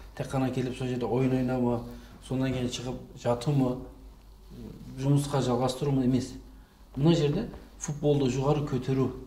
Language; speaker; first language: Kazakh; non-native, fluent; Turkish